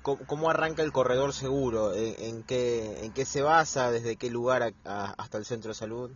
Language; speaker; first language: Spanish; native; Spanish